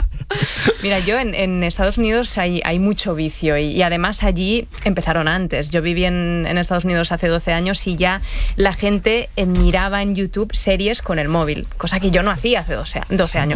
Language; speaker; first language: Spanish; native; Spanish